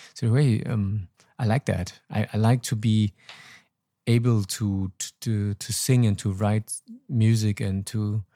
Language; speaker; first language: English; non-native, fluent; German